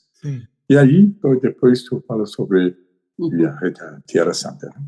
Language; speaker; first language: Spanish; non-native, fluent; Persian